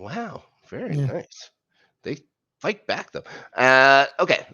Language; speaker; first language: English; native; English